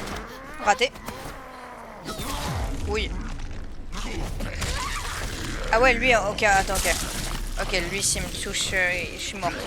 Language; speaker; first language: French; native; French